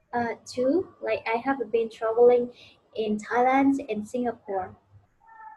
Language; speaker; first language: English; non-native, fluent; Vietnamese